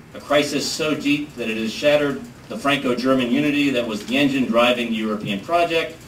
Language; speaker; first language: English; native; English